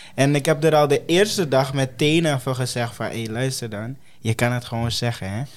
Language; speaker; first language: Dutch; non-native, fluent; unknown